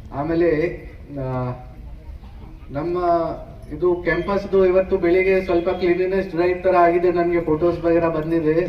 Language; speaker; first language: Kannada; non-native, local second language; Hindi